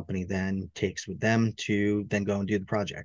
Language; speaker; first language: English; native; English